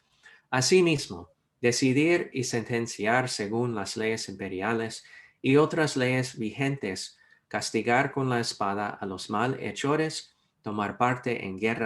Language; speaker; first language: Spanish; non-native, fluent; English